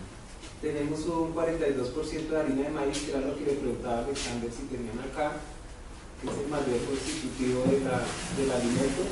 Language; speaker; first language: Spanish; native; Spanish